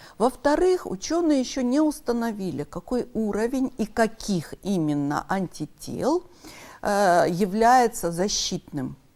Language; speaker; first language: Russian; native; Russian